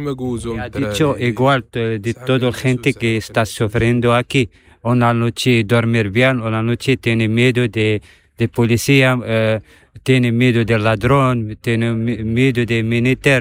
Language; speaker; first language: Spanish; non-native, learner; Arabic